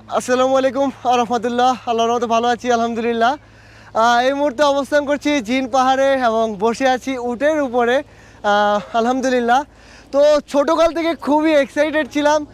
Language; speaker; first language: Bangla; native; Bangla